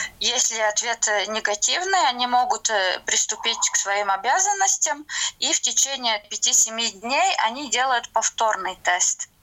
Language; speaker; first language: Russian; non-native, local second language; Latvian